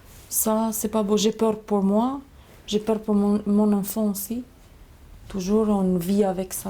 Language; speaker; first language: French; non-native, learner; Albanian